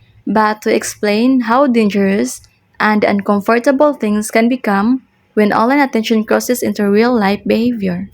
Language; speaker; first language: English; non-native, local second language; Filipino